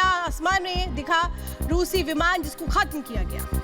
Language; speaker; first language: Hindi; native; Hindi